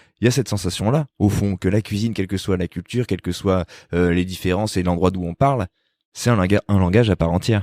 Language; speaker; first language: French; native; French